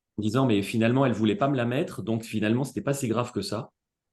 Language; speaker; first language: French; native; French